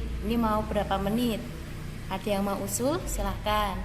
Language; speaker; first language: Indonesian; native; Indonesian